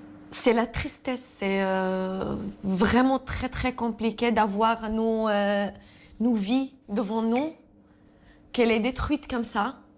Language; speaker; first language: French; non-native, fluent; Assyrian Neo-Aramaic